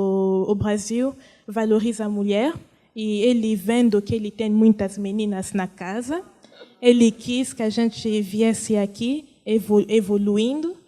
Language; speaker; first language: Portuguese; non-native, fluent; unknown